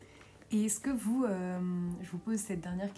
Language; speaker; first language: French; native; French